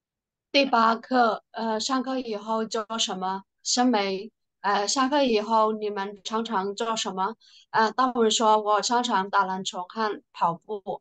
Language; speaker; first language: Chinese; non-native, learner; Burmese